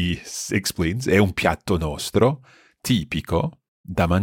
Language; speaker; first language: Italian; non-native, fluent; English